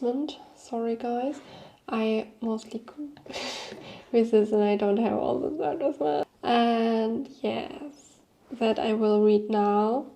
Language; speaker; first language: English; non-native, fluent; German